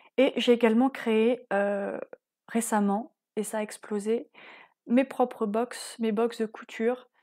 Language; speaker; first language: French; native; French